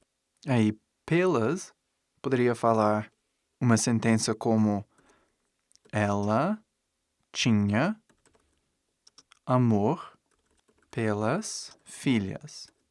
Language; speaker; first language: Portuguese; non-native, fluent; English